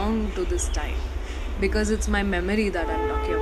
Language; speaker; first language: English; non-native, local second language; Gujarati